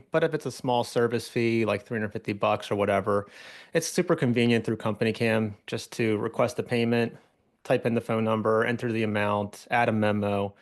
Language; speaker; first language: English; native; English